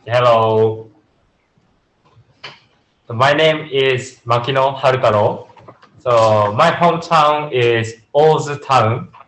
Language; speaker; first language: English; non-native, learner; Japanese